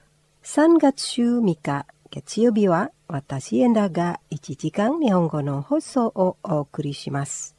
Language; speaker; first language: Japanese; non-native, fluent; Indonesian